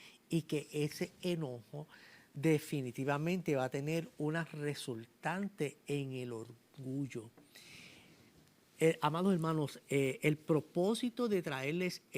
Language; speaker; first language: Spanish; native; Spanish